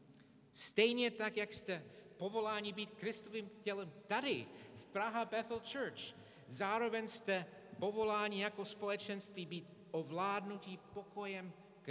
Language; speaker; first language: Czech; non-native, fluent; English